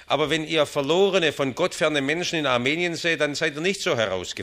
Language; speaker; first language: German; native; German